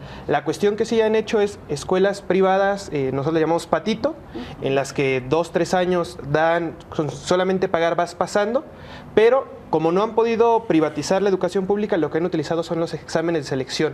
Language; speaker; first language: Spanish; native; Spanish